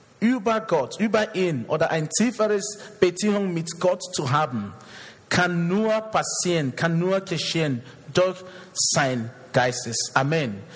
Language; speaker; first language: German; non-native, fluent; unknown